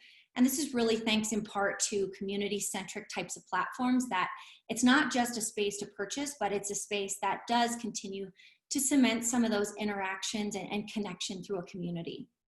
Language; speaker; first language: English; native; English